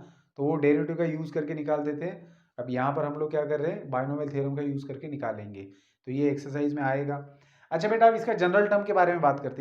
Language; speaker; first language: Hindi; native; Hindi